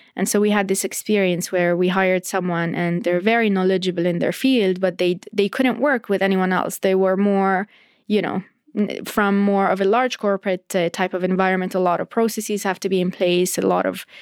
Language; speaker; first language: English; non-native, fluent; Arabic